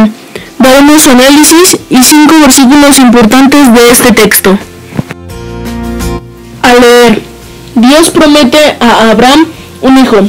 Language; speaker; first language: Spanish; native; Spanish